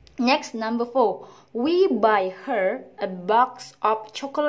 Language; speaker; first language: English; non-native, fluent; Indonesian